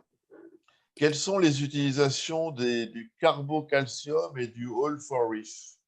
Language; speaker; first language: French; native; French